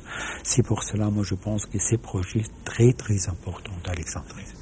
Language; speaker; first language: French; non-native, fluent; Arabic